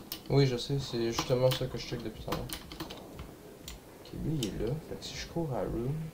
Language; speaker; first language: French; native; French